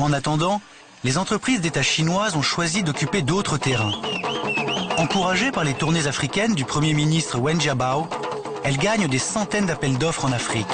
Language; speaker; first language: French; native; French